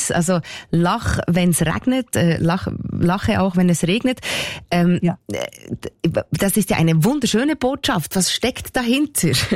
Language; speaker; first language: German; native; German